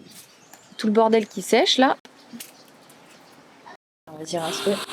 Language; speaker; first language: French; native; French